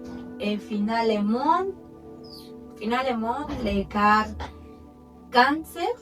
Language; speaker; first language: French; non-native, learner; Spanish